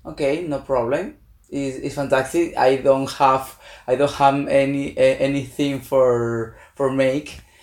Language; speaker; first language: English; non-native, learner; Spanish